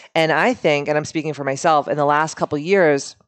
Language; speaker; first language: English; native; English